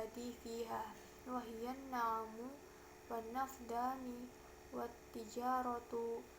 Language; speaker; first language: Arabic; non-native, learner; Indonesian